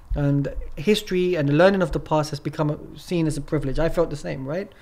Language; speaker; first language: English; native; English